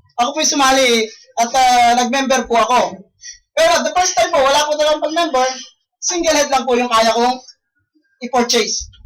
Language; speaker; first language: Filipino; non-native, local second language; Iloko